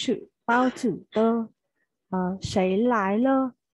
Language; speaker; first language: Chinese; non-native, learner; Vietnamese